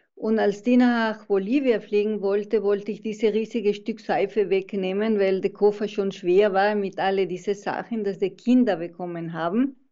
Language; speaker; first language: German; non-native, fluent; Spanish